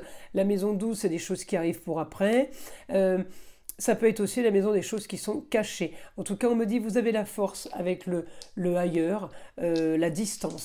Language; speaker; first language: French; native; French